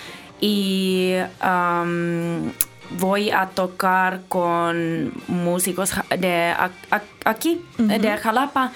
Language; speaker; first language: Spanish; non-native, learner; Finnish